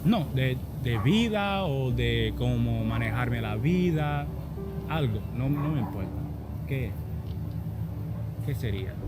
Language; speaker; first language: Spanish; non-native, learner; English